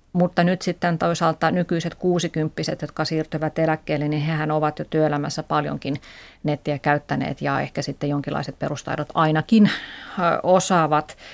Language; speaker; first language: Finnish; native; Finnish